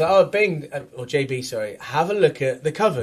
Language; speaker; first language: English; native; English